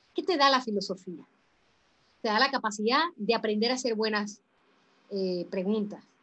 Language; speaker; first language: Spanish; native; Spanish